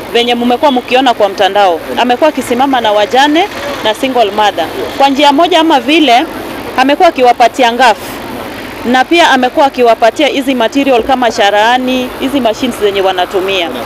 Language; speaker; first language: Swahili; non-native, local second language; Luo (Kenya and Tanzania)